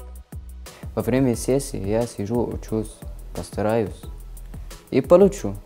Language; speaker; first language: Russian; non-native, learner; Arabic